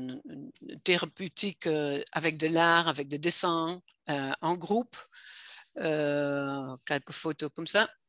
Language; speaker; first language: French; non-native, fluent; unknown